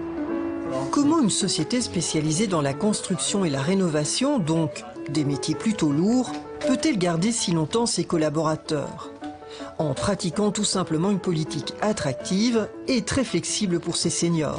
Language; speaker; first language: French; native; French